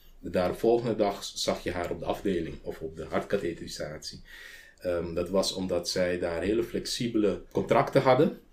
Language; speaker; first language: Dutch; non-native, local second language; Papiamento